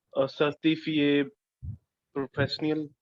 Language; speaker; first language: French; non-native, learner; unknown